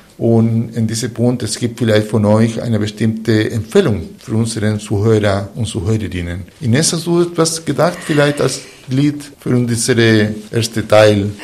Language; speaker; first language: German; non-native, fluent; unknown